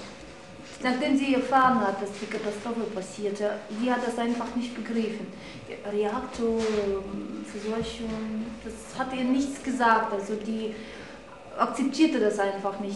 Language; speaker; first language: German; non-native, fluent; Russian